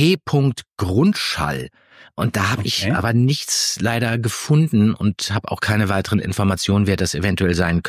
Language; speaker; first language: German; native; German